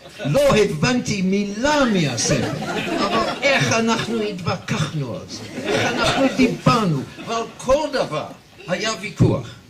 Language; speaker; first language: Hebrew; non-native, fluent; English